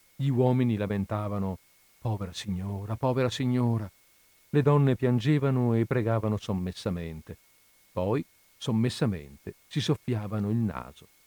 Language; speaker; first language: Italian; native; Italian